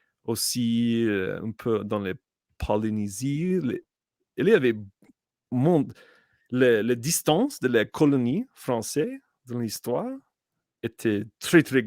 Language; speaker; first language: French; non-native, learner; English